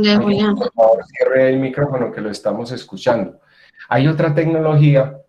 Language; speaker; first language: Spanish; native; Spanish